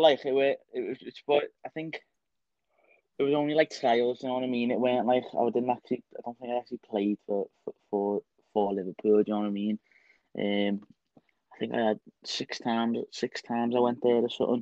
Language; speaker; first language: English; native; English